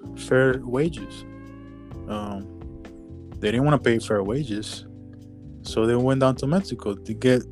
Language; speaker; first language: English; non-native, fluent; Spanish